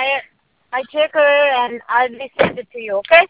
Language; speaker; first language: English; non-native, learner; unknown